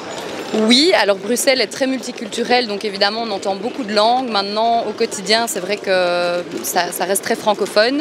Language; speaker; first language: French; native; French